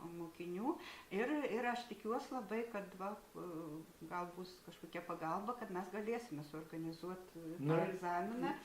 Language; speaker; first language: Lithuanian; native; Lithuanian